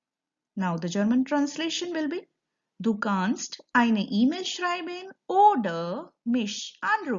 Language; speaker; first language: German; non-native, fluent; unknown